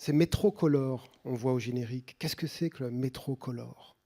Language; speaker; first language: French; native; French